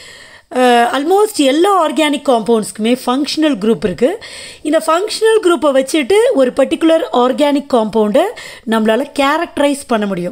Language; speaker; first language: Tamil; native; Tamil